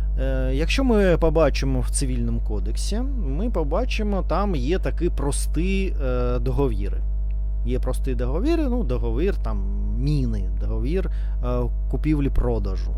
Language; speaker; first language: Ukrainian; non-native, learner; Russian